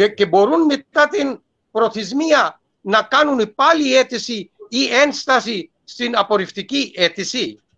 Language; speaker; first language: Greek; non-native, fluent; Urdu